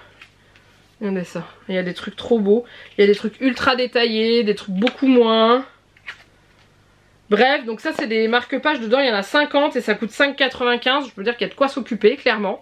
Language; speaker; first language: French; native; French